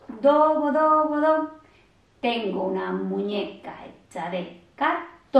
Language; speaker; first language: Spanish; native; Spanish